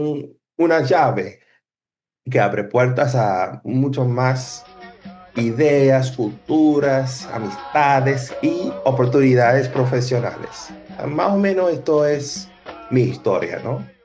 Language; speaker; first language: Spanish; non-native, fluent; English